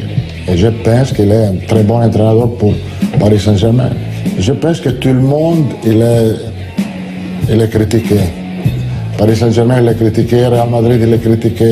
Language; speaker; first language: French; non-native, fluent; Italian